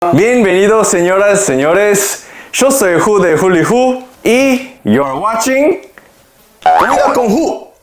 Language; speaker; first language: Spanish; non-native, learner; Korean